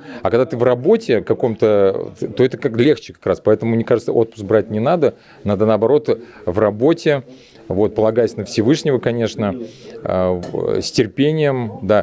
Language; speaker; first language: Russian; native; Russian